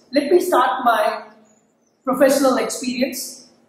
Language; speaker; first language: English; non-native, local second language; Kannada